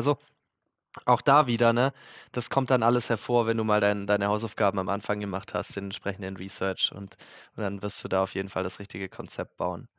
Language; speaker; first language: German; native; German